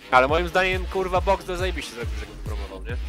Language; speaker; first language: Polish; native; Polish